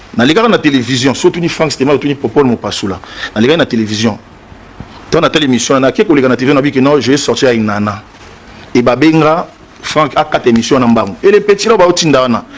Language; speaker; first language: Lingala; native; Lingala